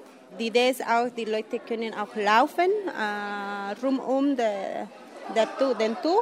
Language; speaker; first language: German; non-native, learner; Spanish